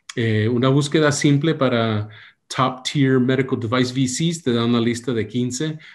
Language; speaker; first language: Spanish; early bilingual, heritage; Spanish